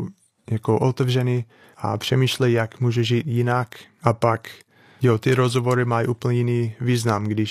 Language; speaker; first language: Czech; non-native, fluent; English